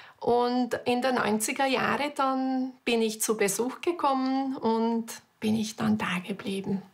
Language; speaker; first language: German; non-native, fluent; Hungarian